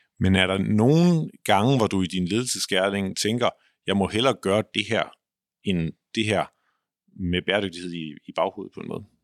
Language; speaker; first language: Danish; native; Danish